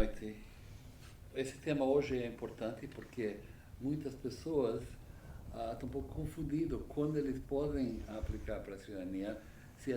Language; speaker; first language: Portuguese; non-native, fluent; English